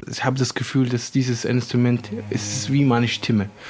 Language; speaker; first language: German; non-native, fluent; Arabic